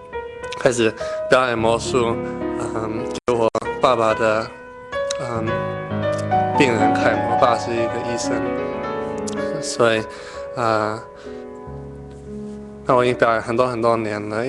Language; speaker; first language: Chinese; early bilingual, heritage; Chinese